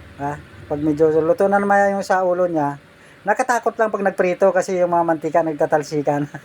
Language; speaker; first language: Filipino; native; Filipino